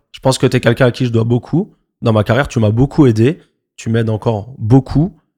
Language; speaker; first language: French; native; French